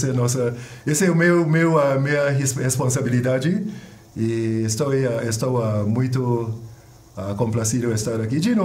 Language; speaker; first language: Portuguese; non-native, fluent; English